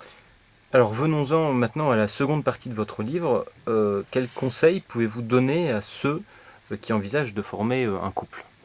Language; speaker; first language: French; native; French